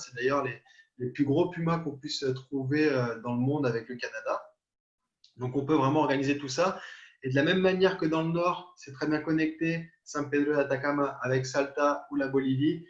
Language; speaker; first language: French; native; French